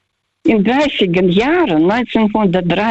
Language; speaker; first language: German; non-native, learner; Russian